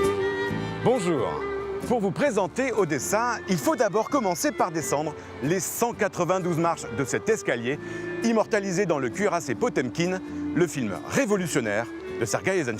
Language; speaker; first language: French; native; French